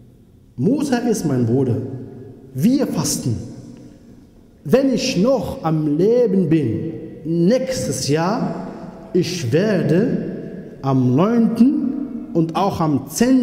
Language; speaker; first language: German; non-native, fluent; Arabic